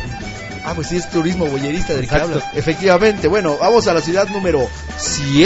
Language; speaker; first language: Spanish; native; Spanish